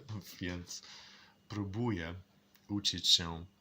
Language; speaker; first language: Polish; non-native, learner; English